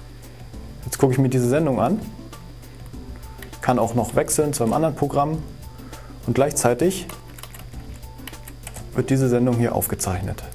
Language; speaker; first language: German; native; German